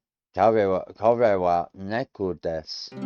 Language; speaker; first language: Japanese; non-native, learner; English